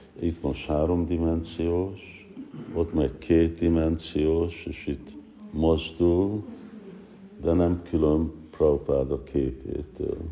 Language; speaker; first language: Hungarian; early bilingual, heritage; Hungarian